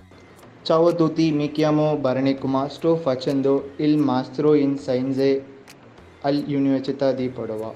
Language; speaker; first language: Italian; non-native, learner; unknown